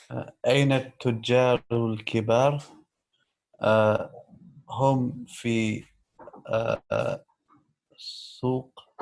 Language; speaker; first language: Arabic; non-native, learner; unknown